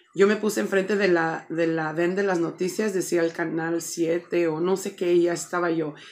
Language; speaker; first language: Spanish; early bilingual, heritage; Spanish